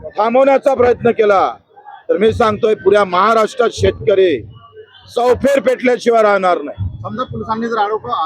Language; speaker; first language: Marathi; native; Marathi